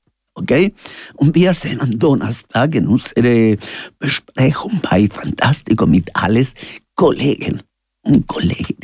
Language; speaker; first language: German; non-native, fluent; Spanish